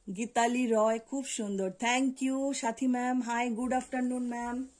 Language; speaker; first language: Hindi; non-native, local second language; Bangla